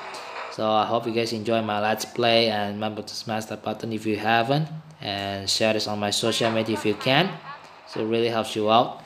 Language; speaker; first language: English; non-native, learner; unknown